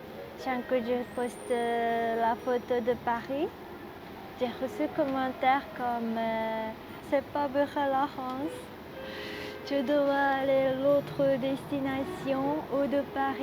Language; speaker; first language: French; non-native, learner; Japanese